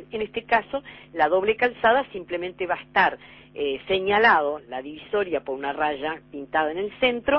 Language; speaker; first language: Spanish; native; Spanish